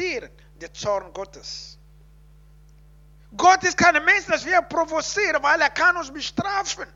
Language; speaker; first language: German; non-native, learner; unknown